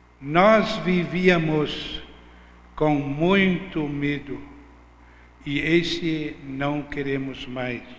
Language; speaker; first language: Portuguese; non-native, fluent; German